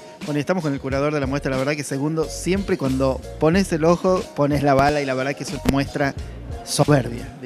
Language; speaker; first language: Spanish; native; Spanish